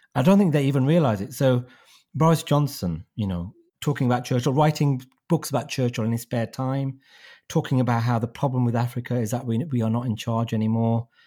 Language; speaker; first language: English; native; English